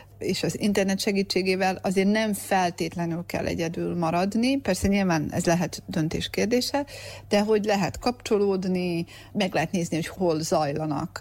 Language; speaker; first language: Hungarian; native; Hungarian